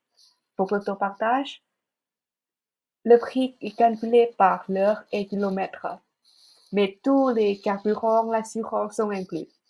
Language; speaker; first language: French; non-native, fluent; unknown